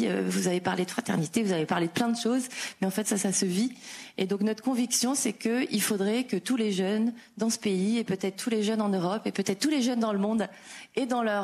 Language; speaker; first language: French; native; French